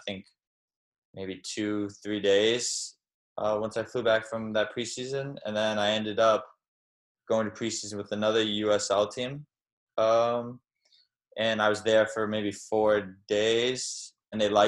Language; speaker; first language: English; native; English